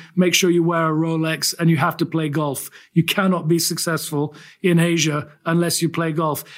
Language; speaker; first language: English; native; English